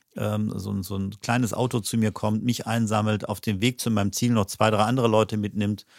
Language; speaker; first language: German; native; German